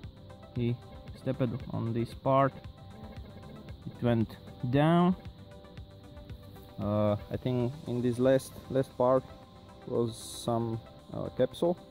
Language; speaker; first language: English; non-native, learner; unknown